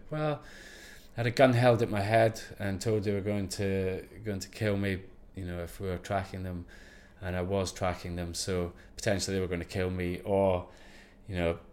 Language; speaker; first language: English; native; English